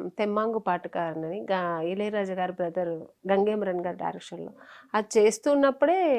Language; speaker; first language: Telugu; native; Telugu